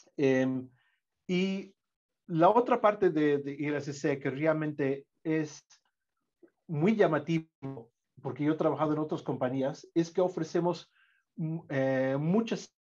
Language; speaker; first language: Spanish; non-native, fluent; English